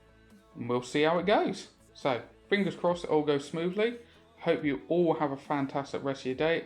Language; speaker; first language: English; native; English